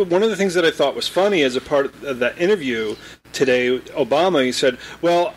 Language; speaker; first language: English; native; English